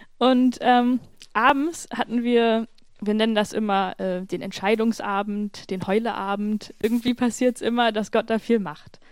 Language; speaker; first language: German; native; German